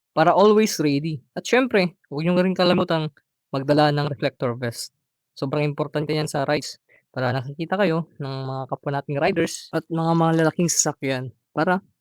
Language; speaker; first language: Filipino; non-native, local second language; Iloko